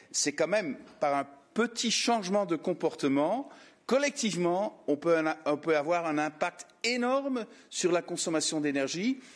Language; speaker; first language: French; non-native, fluent; Dutch